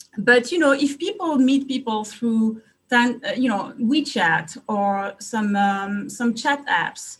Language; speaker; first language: English; non-native, fluent; French